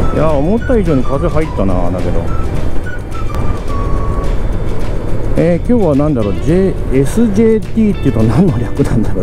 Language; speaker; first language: Japanese; native; Japanese